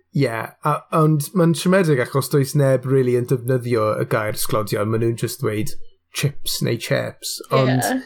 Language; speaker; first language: Welsh; non-native, local second language; English